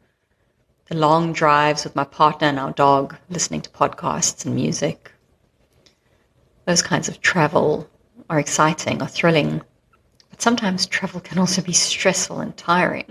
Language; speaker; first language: English; native; English